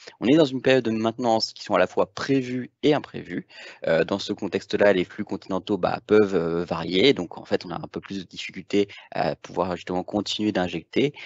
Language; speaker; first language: French; native; French